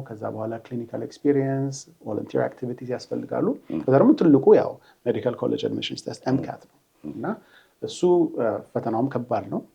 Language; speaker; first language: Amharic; native; Amharic